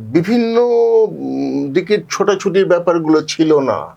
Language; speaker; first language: Bangla; native; Bangla